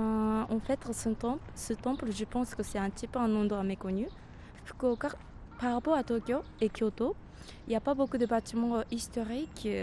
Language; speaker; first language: French; non-native, fluent; Japanese